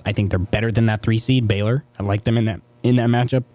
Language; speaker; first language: English; native; English